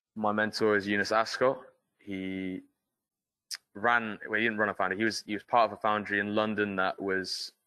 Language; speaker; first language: English; native; English